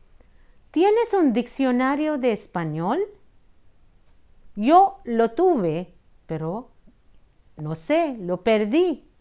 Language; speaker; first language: Spanish; non-native, fluent; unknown